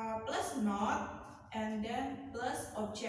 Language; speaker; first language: English; non-native, learner; Indonesian